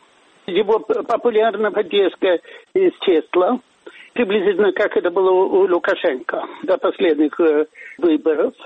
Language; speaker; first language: Russian; non-native, fluent; Swedish